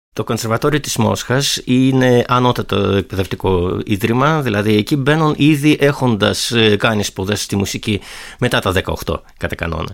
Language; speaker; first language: Greek; non-native, fluent; Russian